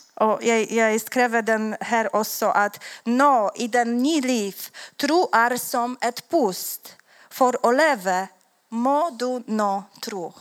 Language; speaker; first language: Swedish; non-native, learner; Polish